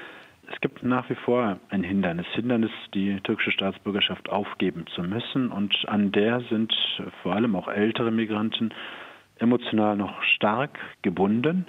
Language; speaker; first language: German; early bilingual, other home language; Turkish